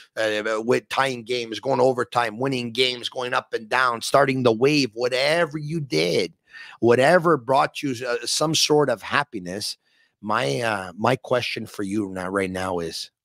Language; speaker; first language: English; native; English